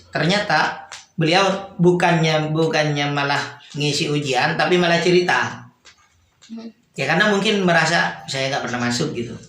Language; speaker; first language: Indonesian; native; Indonesian